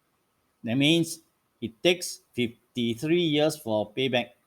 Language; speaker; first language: English; non-native, local second language; Malay